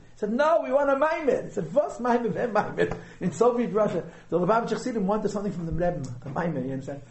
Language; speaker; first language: English; native; English